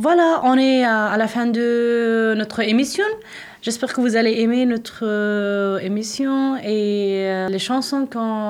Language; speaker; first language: French; non-native, learner; Persian